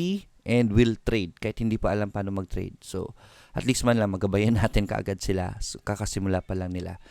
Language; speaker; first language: Filipino; native; Filipino